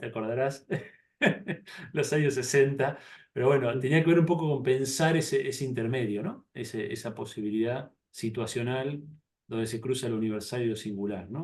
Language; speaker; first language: Spanish; native; Spanish